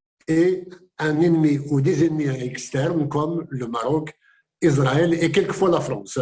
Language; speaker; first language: French; non-native, local second language; Kabyle